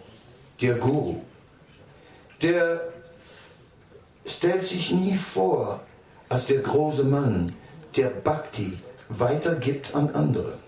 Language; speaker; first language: German; non-native, fluent; Dutch